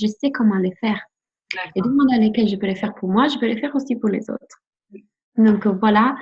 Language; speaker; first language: French; non-native, fluent; Italian